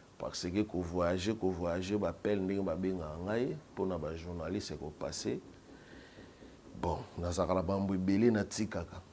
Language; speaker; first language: Lingala; native; Lingala